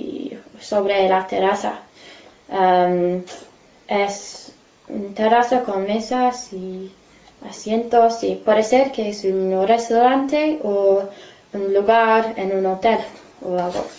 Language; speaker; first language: Spanish; non-native, fluent; English